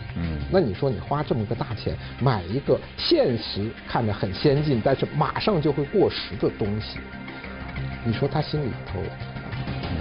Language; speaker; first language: Chinese; native; Chinese